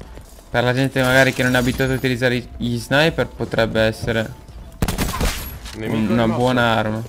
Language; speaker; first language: Italian; native; Italian